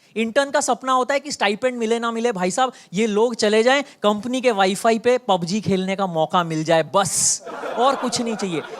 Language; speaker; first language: Hindi; non-native, local second language; Bangla